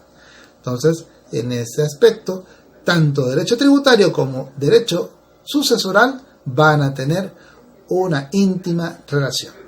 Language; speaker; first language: Spanish; native; Spanish